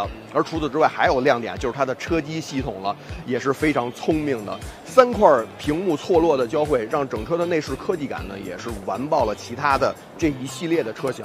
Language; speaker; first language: Chinese; native; Chinese